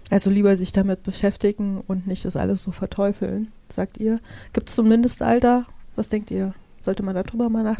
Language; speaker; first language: German; native; German